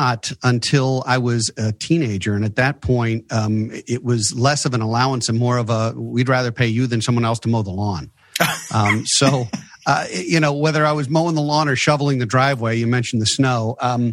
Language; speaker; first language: English; native; English